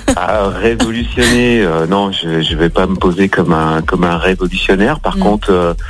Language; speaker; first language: French; native; French